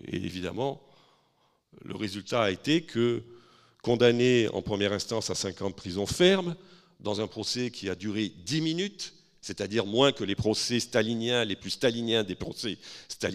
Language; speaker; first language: French; native; French